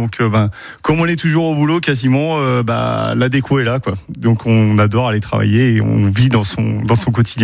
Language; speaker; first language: French; native; French